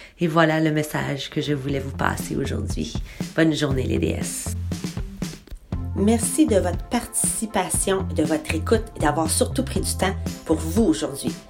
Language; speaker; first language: French; native; French